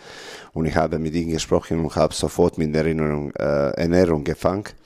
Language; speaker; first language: German; non-native, learner; Serbian